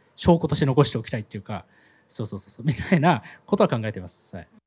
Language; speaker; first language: Japanese; native; Japanese